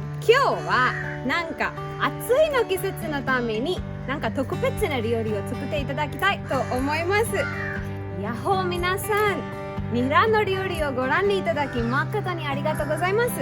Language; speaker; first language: Japanese; non-native, fluent; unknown